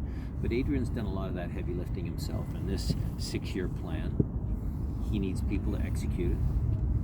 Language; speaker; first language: English; native; English